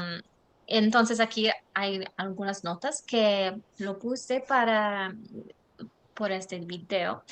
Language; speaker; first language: Spanish; non-native, learner; English